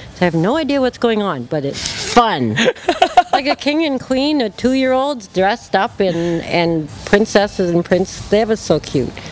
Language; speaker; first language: English; non-native, fluent; Albanian